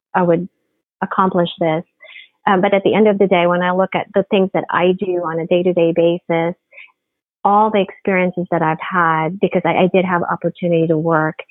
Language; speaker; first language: English; non-native, local second language; Filipino